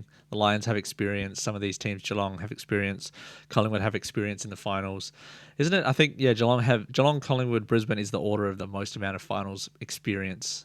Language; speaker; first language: English; native; English